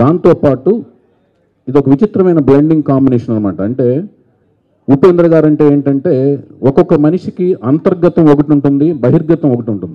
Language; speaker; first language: Telugu; native; Telugu